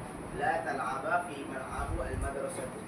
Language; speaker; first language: Arabic; non-native, learner; Malay